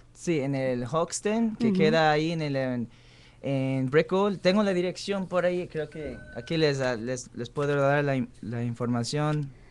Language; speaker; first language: Spanish; early bilingual, heritage; Spanish